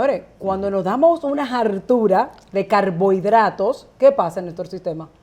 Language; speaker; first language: Spanish; native; Spanish